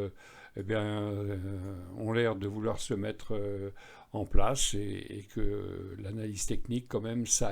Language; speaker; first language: French; native; French